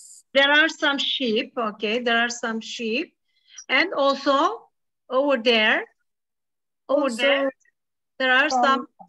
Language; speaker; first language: English; non-native, fluent; Turkish